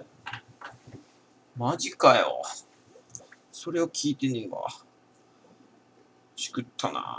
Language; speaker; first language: Japanese; native; Japanese